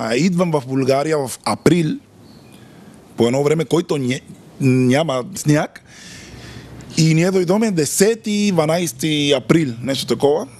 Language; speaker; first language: Bulgarian; non-native, learner; Spanish